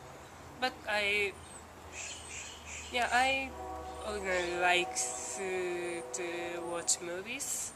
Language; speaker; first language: English; non-native, learner; Japanese